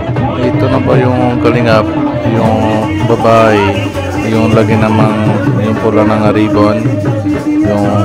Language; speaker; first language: Filipino; early bilingual, heritage; Filipino